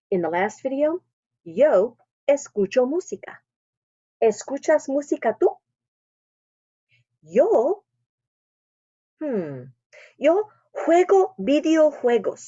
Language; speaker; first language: Spanish; non-native, fluent; English